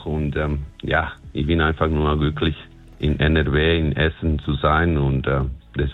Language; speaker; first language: German; non-native, fluent; Spanish